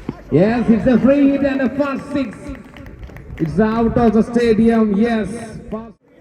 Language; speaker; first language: English; non-native, local second language; Malayalam